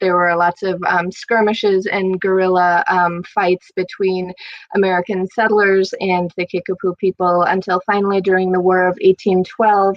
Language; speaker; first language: English; native; English